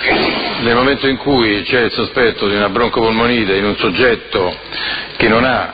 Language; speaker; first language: Italian; native; Italian